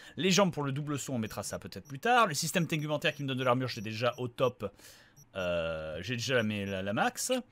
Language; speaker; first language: French; native; French